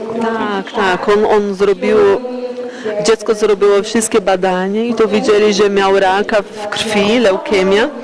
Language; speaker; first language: Polish; early bilingual, heritage; Polish